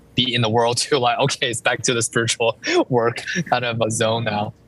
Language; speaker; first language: English; early bilingual, other home language; Chinese